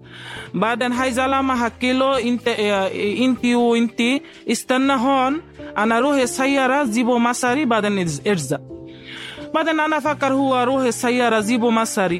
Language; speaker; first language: Arabic; non-native, learner; Bangla